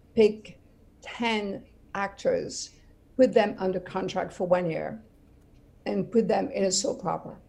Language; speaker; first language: English; non-native, fluent; French